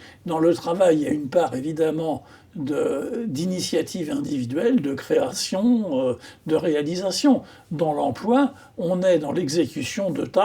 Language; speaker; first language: French; native; French